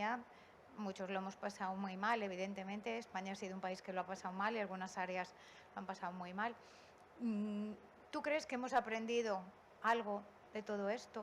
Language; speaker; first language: Spanish; native; Spanish